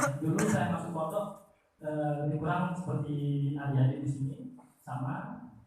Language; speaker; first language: Indonesian; non-native, local second language; Madurese